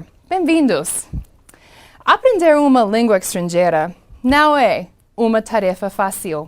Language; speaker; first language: Portuguese; non-native, fluent; English